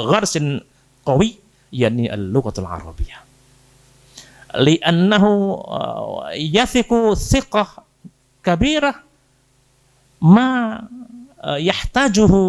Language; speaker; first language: Arabic; non-native, fluent; Indonesian